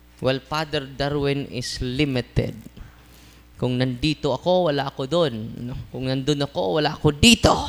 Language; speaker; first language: Filipino; non-native, local second language; Cebuano